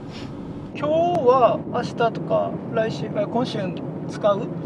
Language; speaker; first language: Japanese; native; Japanese